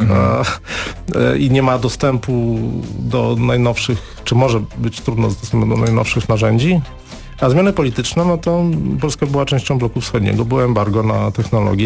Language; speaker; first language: Polish; native; Polish